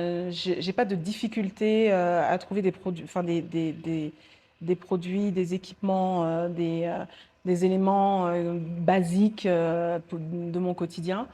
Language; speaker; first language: French; early bilingual, other home language; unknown